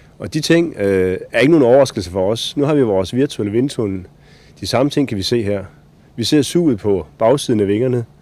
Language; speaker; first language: Danish; native; Danish